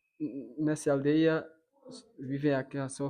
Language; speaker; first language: Portuguese; non-native, local second language; Fula